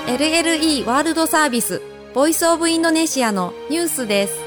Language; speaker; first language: Japanese; non-native, fluent; Indonesian